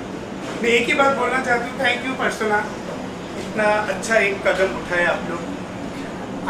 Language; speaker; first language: Hindi; non-native, local second language; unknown